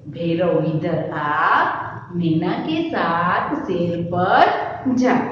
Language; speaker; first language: Hindi; non-native, local second language; Gujarati